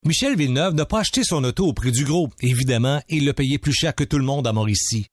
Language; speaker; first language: French; native; French